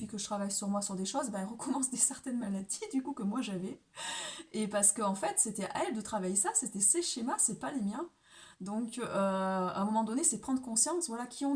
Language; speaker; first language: French; native; French